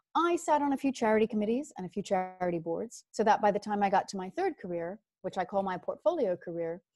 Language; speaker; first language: English; native; English